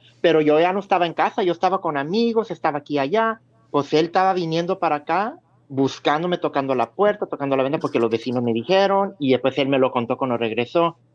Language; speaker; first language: Spanish; early bilingual, heritage; Spanish